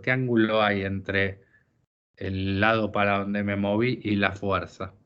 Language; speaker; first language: Spanish; native; Spanish